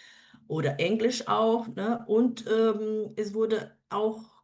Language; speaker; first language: German; non-native, fluent; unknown